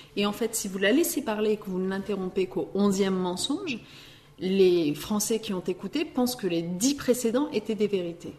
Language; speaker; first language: French; early bilingual, other home language; Riffian